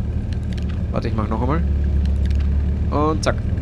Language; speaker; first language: German; native; German